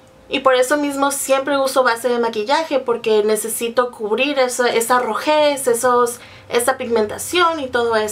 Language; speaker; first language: Spanish; native; Spanish